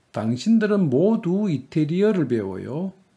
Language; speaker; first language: Korean; native; Korean